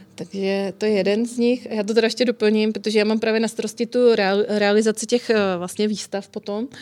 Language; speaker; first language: Czech; native; Czech